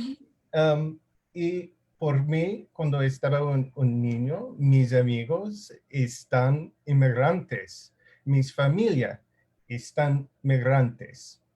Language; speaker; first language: Spanish; non-native, learner; English